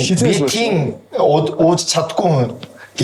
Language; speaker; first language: Mongolian; non-native, fluent; Korean